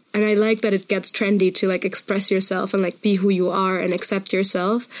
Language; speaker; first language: English; non-native, fluent; German